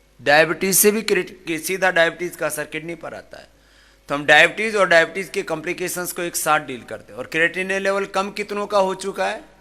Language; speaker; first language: Hindi; native; Hindi